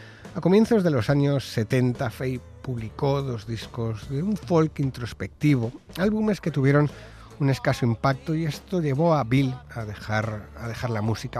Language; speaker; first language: Spanish; native; Spanish